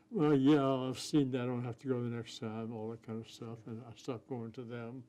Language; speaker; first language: English; native; English